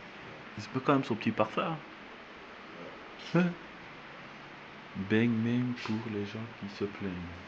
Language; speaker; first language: French; native; French